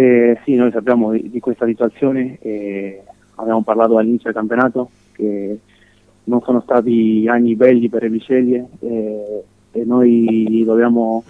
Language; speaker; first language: Italian; non-native, fluent; Spanish